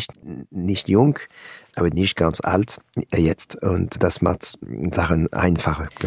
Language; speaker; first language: German; non-native, learner; French